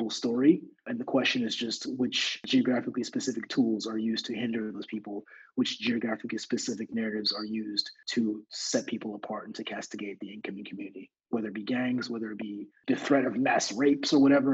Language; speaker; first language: English; non-native, local second language; Yoruba